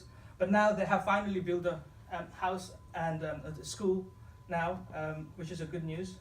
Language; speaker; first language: English; non-native, fluent; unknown